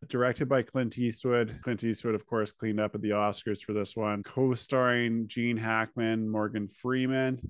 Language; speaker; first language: English; native; English